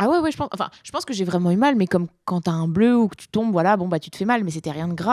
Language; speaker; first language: French; native; French